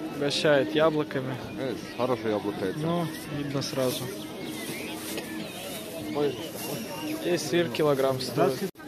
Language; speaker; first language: Russian; early bilingual, heritage; Russian